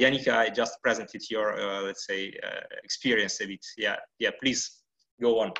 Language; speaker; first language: English; non-native, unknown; Ukrainian